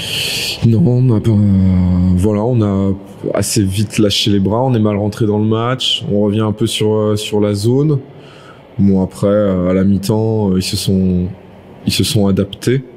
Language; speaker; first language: French; native; French